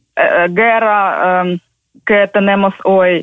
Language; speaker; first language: Spanish; non-native, fluent; Ukrainian